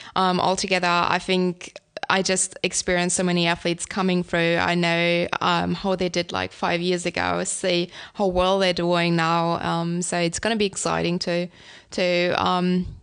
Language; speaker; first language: English; non-native, fluent; German